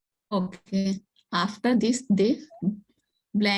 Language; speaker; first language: English; non-native, learner; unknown